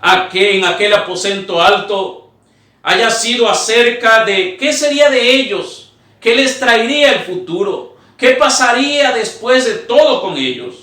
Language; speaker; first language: Spanish; native; Spanish